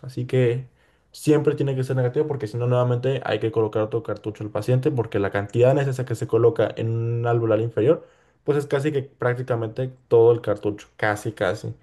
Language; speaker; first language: Spanish; native; Spanish